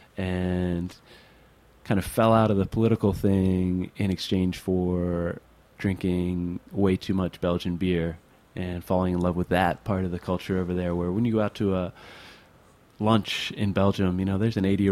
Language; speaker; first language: English; native; English